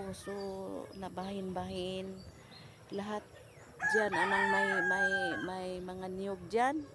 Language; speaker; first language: Filipino; non-native, local second language; Cebuano